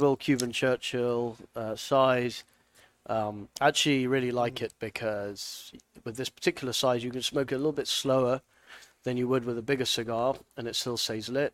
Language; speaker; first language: English; native; English